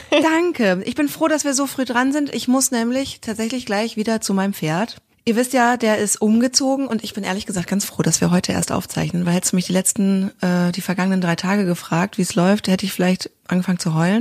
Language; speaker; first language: German; native; German